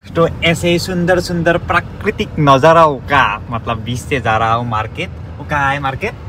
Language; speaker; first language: Hindi; non-native, local second language; Assamese